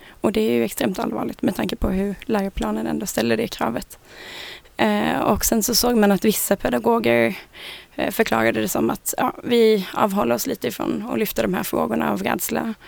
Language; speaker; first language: Swedish; native; Swedish